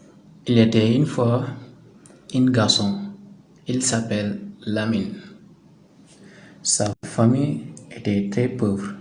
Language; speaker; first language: French; non-native, learner; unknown